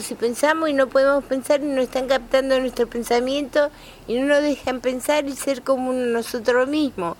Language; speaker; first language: Spanish; native; Spanish